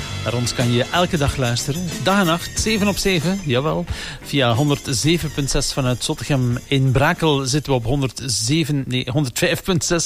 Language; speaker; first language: Dutch; native; Dutch